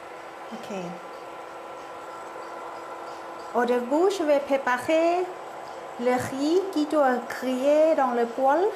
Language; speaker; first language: French; non-native, learner; Thai